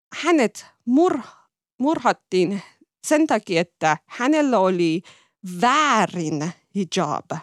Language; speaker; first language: Finnish; non-native, learner; Persian